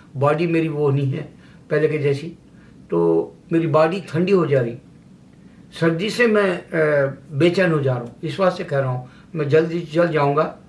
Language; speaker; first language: Urdu; native; Urdu